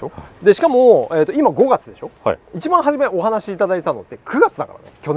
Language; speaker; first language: Japanese; native; Japanese